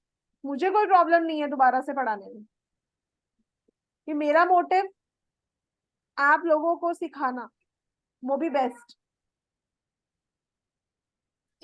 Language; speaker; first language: Hindi; native; Hindi